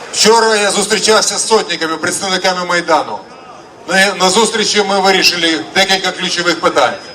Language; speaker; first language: Ukrainian; non-native, local second language; Russian